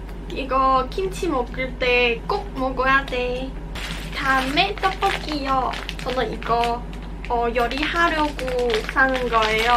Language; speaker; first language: Korean; non-native, learner; Cantonese